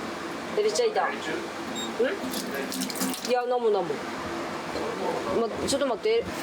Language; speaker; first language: Japanese; native; Japanese